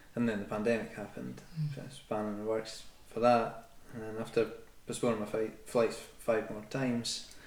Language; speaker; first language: English; native; English